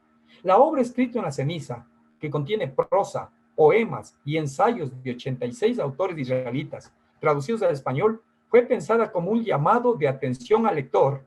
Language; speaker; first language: Spanish; native; Spanish